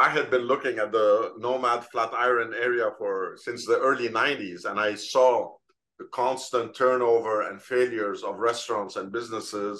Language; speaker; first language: English; non-native, fluent; Arabic